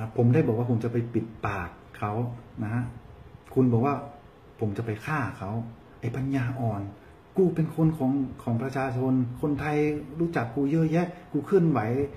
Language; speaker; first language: Thai; early bilingual, heritage; Thai